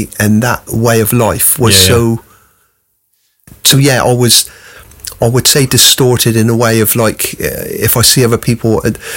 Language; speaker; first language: English; native; English